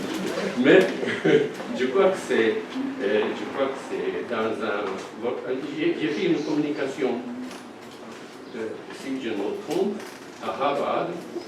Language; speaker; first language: French; non-native, fluent; Japanese